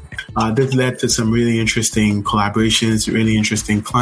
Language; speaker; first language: English; non-native, local second language; Akan